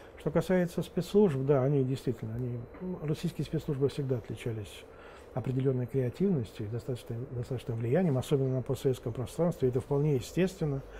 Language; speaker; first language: Russian; non-native, local second language; Romanian